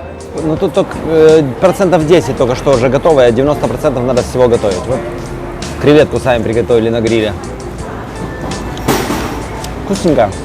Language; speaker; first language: Russian; native; Russian